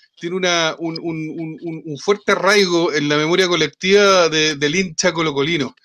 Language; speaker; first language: Spanish; native; Spanish